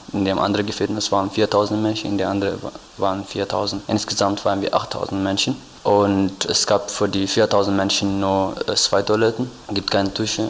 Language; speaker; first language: German; non-native, learner; Tigrinya